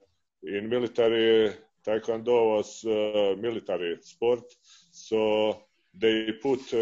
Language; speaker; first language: English; non-native, fluent; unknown